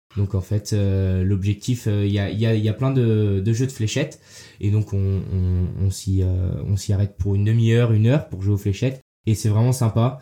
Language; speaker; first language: French; early bilingual, heritage; French